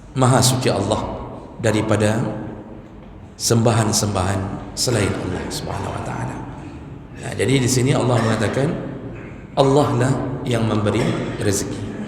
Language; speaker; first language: Malay; non-native, local second language; Achinese